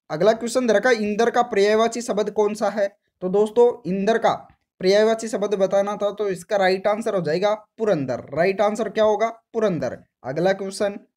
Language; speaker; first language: Hindi; native; Hindi